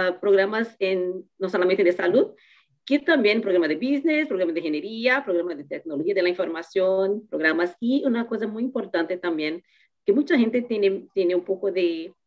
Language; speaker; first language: Spanish; non-native, fluent; Portuguese